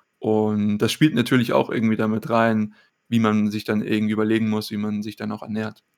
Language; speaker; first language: German; native; German